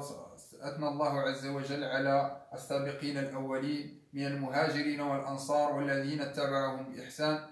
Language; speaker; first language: Arabic; native; Arabic